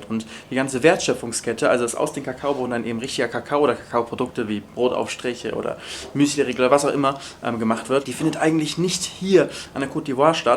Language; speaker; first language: German; native; German